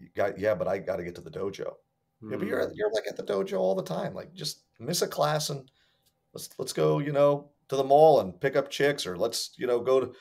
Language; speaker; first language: English; native; English